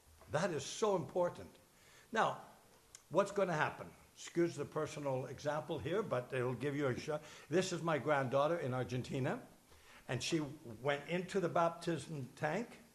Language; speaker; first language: English; native; English